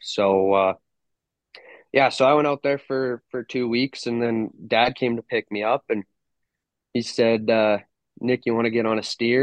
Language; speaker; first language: English; native; English